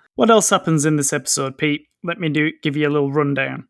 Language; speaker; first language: English; native; English